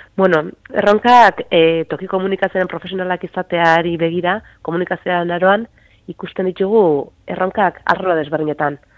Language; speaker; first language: Basque; native; Basque